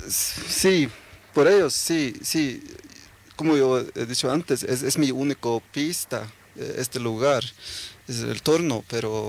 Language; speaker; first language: Spanish; early bilingual, heritage; Norwegian